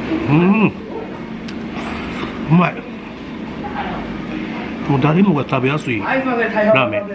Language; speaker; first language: Japanese; native; Japanese